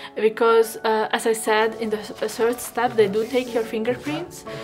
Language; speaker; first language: English; non-native, fluent; Arabic